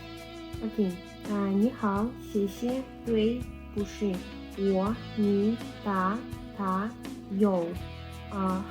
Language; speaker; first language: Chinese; non-native, learner; Russian